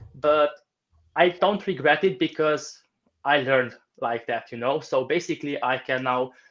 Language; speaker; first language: English; non-native, fluent; Romanian